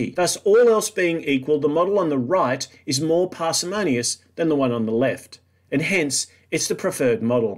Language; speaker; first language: English; native; English